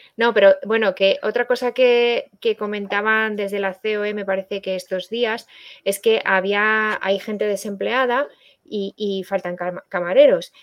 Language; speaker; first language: Spanish; native; Spanish